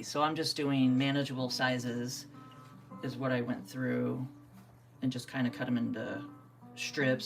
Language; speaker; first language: English; native; English